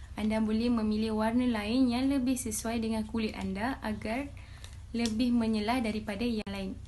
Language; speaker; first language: Malay; native; Malay